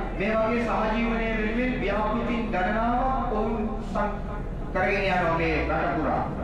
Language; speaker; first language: Sinhala; non-native, local second language; Tamil